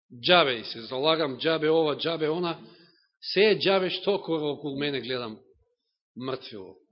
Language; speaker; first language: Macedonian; native; Macedonian